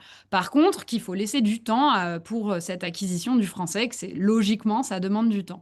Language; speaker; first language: French; native; French